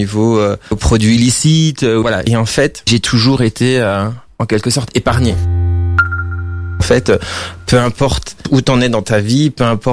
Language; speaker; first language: French; native; French